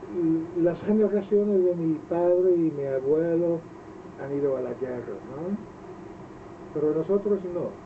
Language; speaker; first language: Spanish; non-native, fluent; Welsh